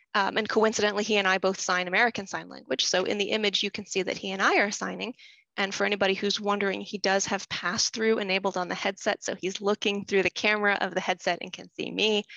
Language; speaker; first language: English; native; English